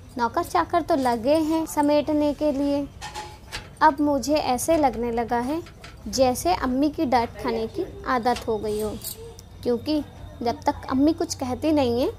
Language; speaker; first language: Hindi; native; Hindi